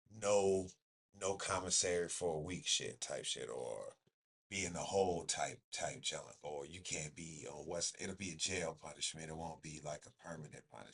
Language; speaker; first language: English; native; English